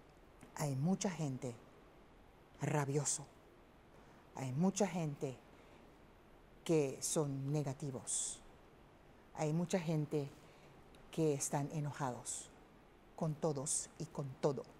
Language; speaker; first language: Spanish; non-native, fluent; Papiamento